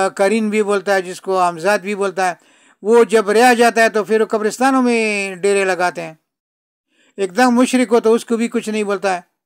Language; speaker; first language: Urdu; non-native, local second language; Pashto